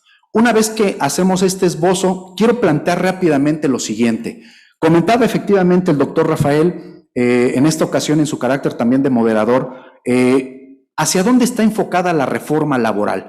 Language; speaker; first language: Spanish; native; Spanish